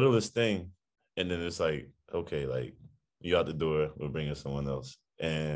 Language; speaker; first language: English; native; English